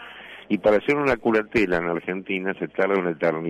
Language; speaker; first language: Spanish; native; Spanish